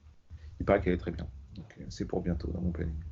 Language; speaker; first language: French; native; French